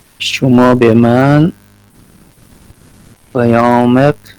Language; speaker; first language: Persian; non-native, learner; Urdu